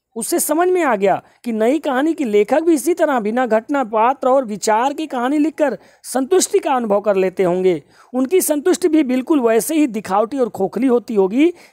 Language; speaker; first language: Hindi; native; Hindi